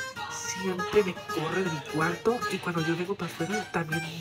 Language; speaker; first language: Spanish; early bilingual, heritage; Spanish